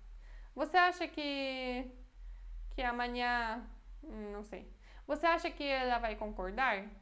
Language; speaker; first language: Portuguese; non-native, fluent; Polish